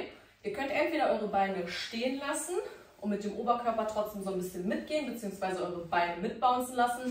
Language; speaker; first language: German; native; German